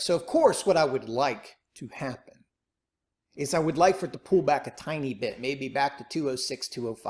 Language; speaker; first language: English; native; English